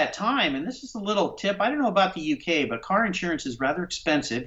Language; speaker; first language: English; native; English